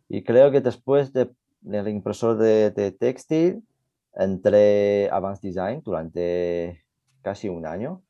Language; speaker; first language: Spanish; non-native, fluent; Chinese